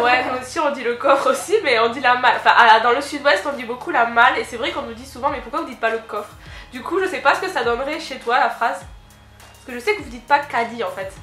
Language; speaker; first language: French; native; French